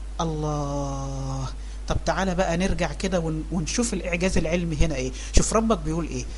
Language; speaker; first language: Arabic; native; Arabic